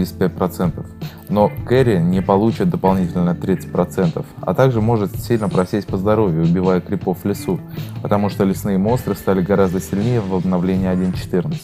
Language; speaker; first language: Russian; native; Russian